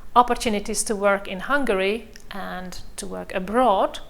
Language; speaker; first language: English; non-native, fluent; Hungarian